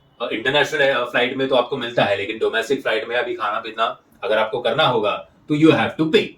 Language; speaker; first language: Hindi; non-native, local second language; Marathi